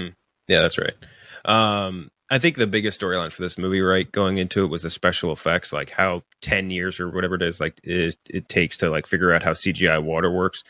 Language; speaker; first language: English; native; English